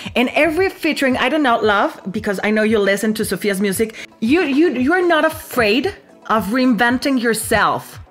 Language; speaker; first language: English; non-native, fluent; Spanish